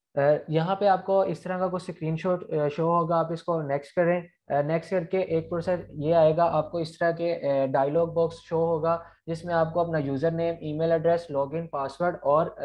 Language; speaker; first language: Urdu; non-native, local second language; Punjabi